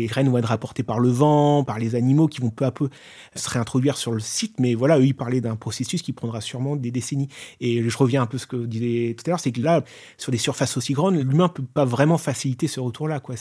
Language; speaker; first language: French; native; French